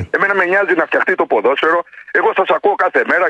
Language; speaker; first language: Greek; native; Greek